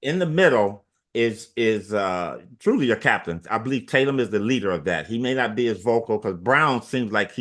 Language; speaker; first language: English; native; English